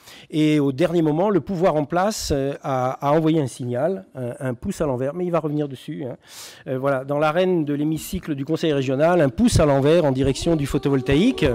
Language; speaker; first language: French; native; French